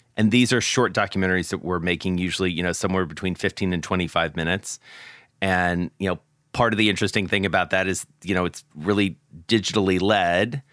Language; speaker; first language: English; native; English